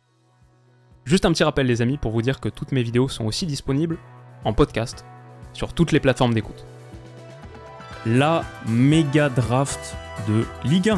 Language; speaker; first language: French; native; French